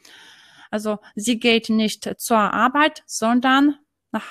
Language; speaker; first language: German; non-native, fluent; Polish